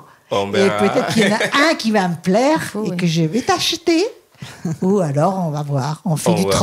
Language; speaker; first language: French; native; French